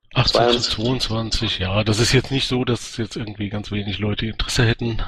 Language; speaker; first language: German; native; German